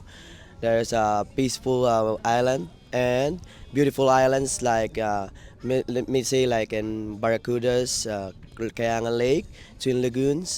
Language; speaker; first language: English; non-native, local second language; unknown